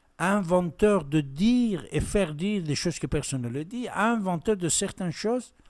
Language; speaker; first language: French; non-native, fluent; Persian